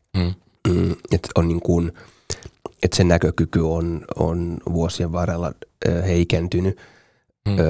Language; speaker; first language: Finnish; native; Finnish